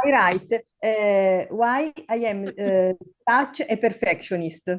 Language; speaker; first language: English; non-native, learner; Italian